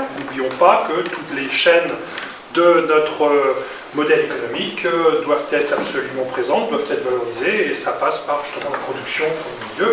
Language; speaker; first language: French; native; French